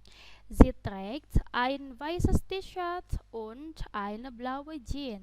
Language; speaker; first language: German; non-native, fluent; Indonesian